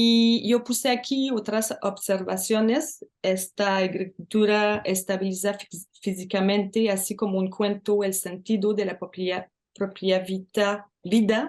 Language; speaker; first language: Spanish; non-native, learner; French